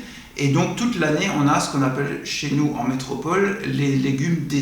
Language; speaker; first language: French; native; French